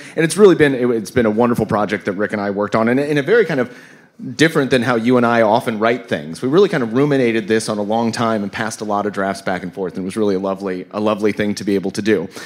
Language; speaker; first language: English; native; English